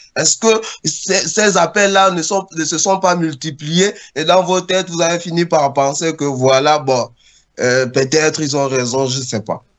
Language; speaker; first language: French; native; French